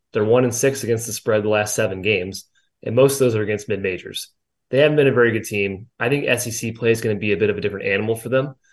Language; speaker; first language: English; native; English